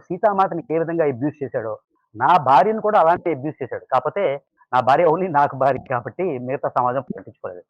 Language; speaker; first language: Telugu; native; Telugu